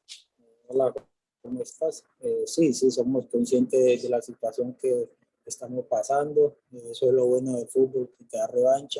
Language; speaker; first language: Spanish; native; Spanish